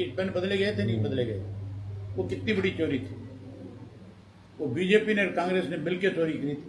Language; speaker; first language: Hindi; native; Hindi